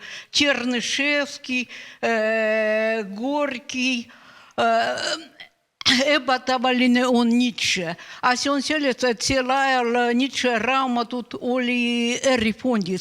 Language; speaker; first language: Estonian; non-native, learner; Russian